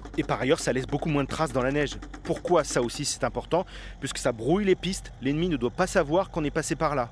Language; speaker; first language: French; native; French